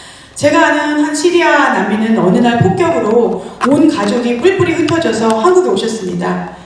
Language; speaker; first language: Korean; native; Korean